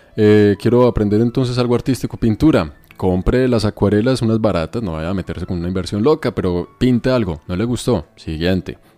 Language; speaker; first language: Spanish; native; Spanish